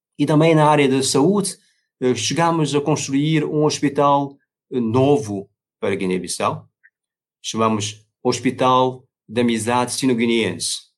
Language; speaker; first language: Portuguese; non-native, fluent; Chinese